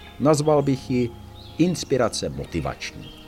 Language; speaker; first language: Czech; native; Czech